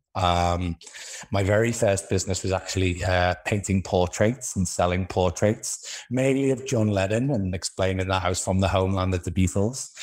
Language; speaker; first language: English; native; English